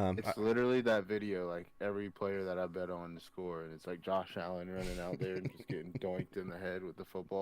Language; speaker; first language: English; native; English